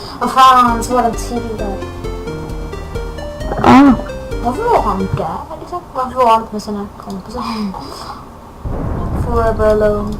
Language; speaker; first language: Swedish; native; Swedish